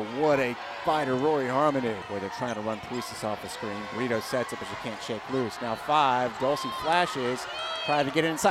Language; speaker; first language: English; native; English